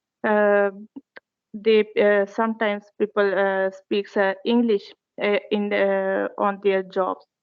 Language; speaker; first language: English; non-native, learner; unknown